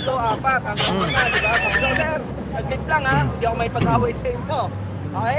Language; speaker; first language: Filipino; native; Filipino